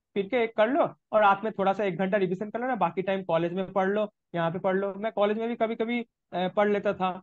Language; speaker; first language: Hindi; non-native, local second language; Bangla